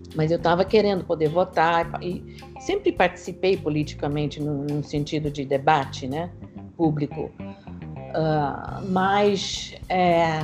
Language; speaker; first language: Portuguese; non-native, fluent; English